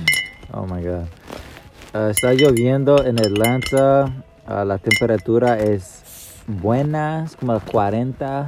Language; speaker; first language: Spanish; non-native, fluent; English